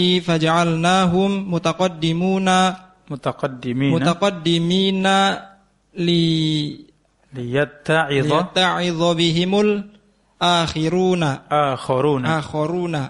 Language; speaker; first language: Arabic; non-native, learner; Indonesian